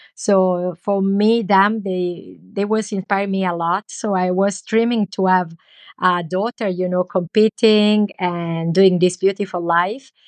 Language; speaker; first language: English; non-native, learner; Italian